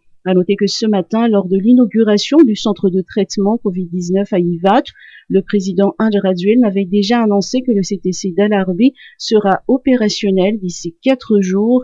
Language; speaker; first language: French; non-native, local second language; Malagasy